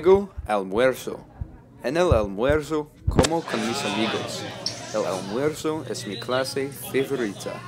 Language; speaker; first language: Spanish; non-native, learner; English